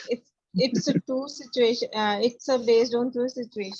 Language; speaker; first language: English; non-native, learner; Hindi